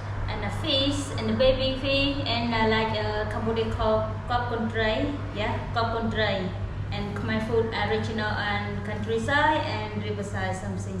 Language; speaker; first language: English; non-native, learner; Khmer